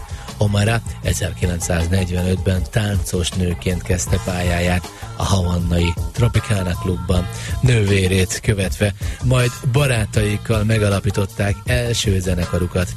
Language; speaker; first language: Hungarian; native; Hungarian